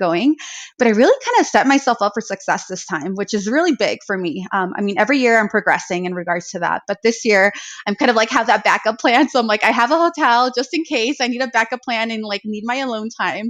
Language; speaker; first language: English; native; English